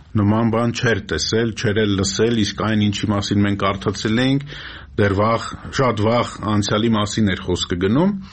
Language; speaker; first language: Armenian; native; Armenian